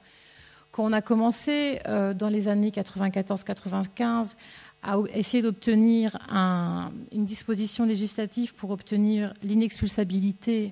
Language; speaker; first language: French; native; French